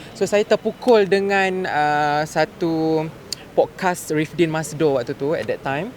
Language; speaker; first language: Malay; native; Malay